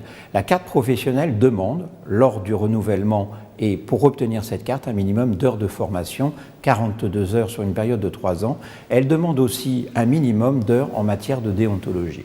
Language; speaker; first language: French; native; French